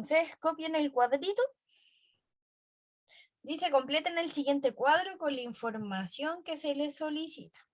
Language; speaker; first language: Spanish; native; Spanish